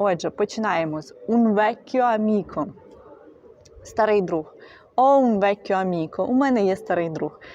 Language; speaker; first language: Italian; non-native, fluent; Ukrainian